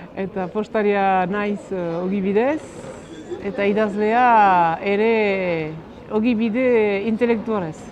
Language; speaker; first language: Basque; native; Basque